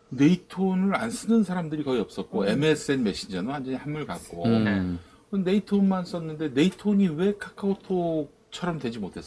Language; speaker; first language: Korean; native; Korean